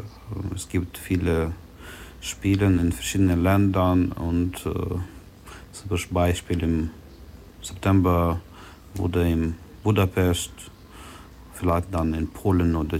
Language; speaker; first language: German; non-native, learner; Ukrainian